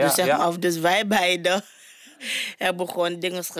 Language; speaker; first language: Dutch; non-native, fluent; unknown